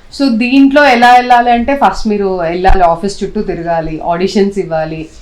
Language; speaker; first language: Telugu; non-native, local second language; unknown